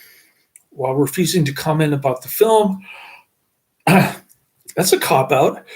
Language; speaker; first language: English; native; English